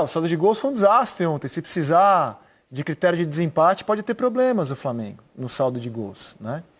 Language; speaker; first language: Portuguese; native; Portuguese